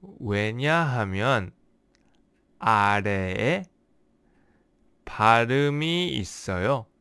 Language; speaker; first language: Korean; non-native, learner; English